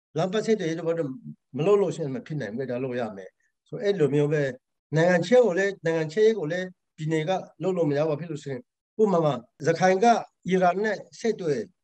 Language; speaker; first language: Burmese; non-native, local second language; Hakha Chin